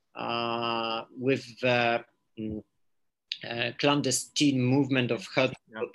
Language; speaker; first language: English; non-native, fluent; Polish